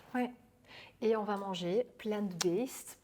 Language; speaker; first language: French; non-native, local second language; Dutch